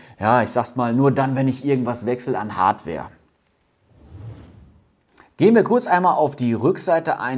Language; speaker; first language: German; native; German